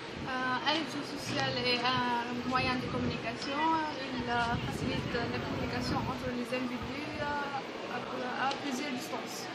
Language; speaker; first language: French; non-native, local second language; Arabic